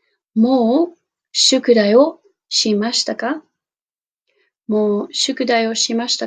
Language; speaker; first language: Japanese; non-native, fluent; English